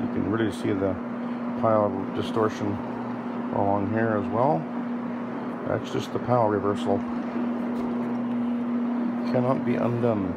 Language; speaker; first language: English; native; English